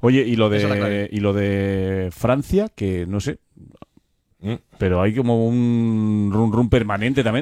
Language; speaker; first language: Spanish; native; Spanish